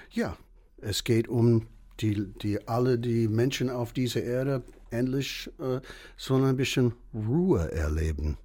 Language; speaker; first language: German; non-native, fluent; English